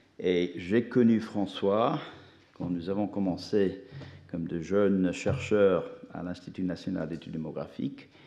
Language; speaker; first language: French; non-native, fluent; English